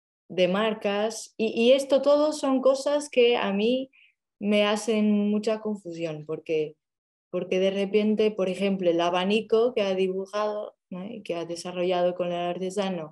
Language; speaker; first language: Spanish; non-native, fluent; Portuguese